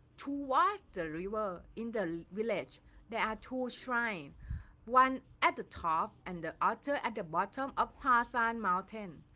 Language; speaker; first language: English; non-native, learner; Thai